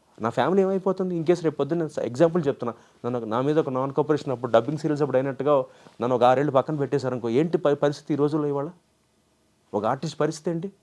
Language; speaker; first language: Telugu; native; Telugu